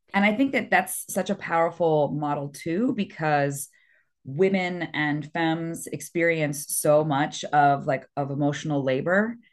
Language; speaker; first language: English; early bilingual, other home language; French